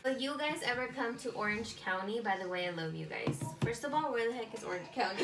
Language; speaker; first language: English; early bilingual, other home language; Spanish